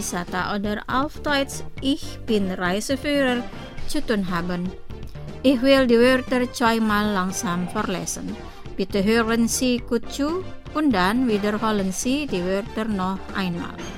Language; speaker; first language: German; non-native, fluent; Indonesian